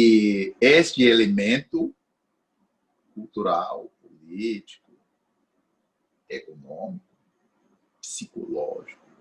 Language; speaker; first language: Portuguese; non-native, fluent; English